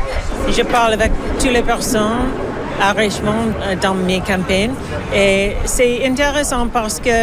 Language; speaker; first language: French; non-native, learner; English